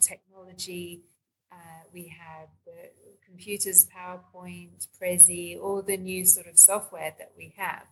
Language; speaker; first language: English; native; English